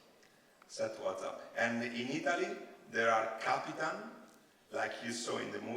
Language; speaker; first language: English; non-native, learner; Italian